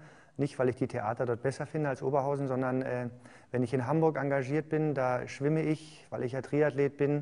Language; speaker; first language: German; native; German